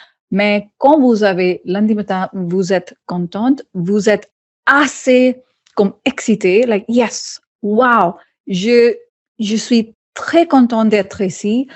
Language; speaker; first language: French; non-native, fluent; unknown